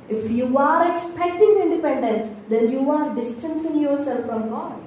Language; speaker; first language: English; non-native, local second language; Telugu